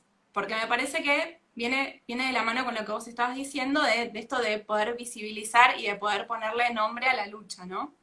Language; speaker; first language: Spanish; native; Spanish